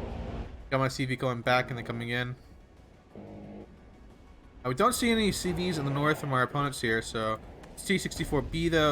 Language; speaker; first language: English; native; English